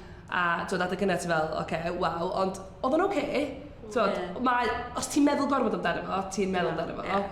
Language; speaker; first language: Welsh; native; Welsh